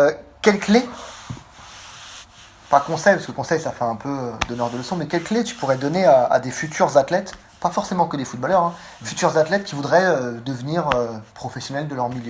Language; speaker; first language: French; native; French